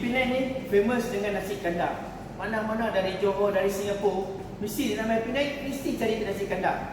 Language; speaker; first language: Malay; native; Malay